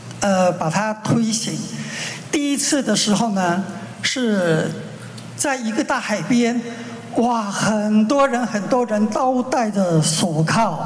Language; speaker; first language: Chinese; non-native, local second language; Min Nan Chinese